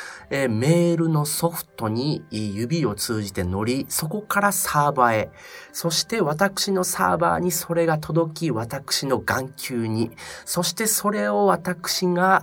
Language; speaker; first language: Japanese; native; Japanese